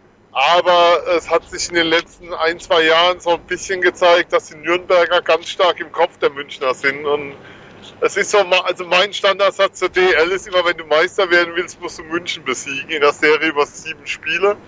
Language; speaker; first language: German; native; German